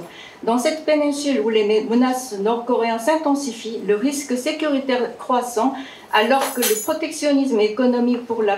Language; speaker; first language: French; non-native, fluent; Korean